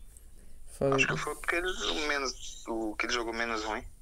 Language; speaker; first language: Portuguese; native; Portuguese